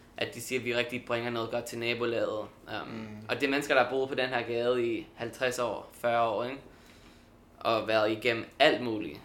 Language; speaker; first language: Danish; early bilingual, heritage; Danish